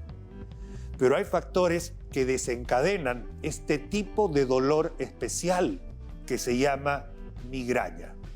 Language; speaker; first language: Spanish; native; Spanish